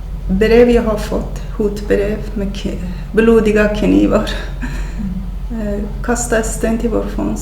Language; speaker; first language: Swedish; non-native, fluent; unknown